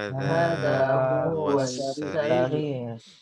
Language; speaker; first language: Arabic; non-native, fluent; Indonesian